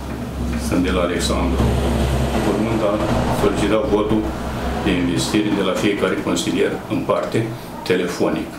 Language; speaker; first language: Romanian; native; Romanian